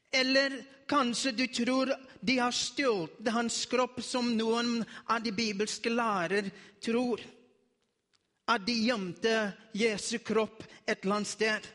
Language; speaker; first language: Norwegian; non-native, learner; Afrikaans